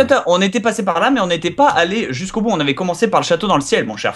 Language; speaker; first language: French; native; French